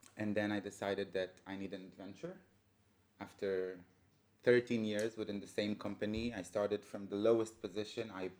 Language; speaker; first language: English; non-native, fluent; Hebrew